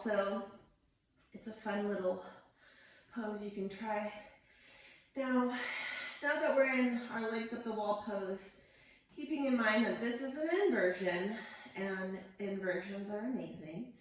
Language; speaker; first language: English; native; English